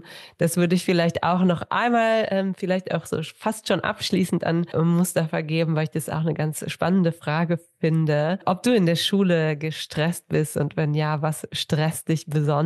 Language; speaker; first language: German; native; German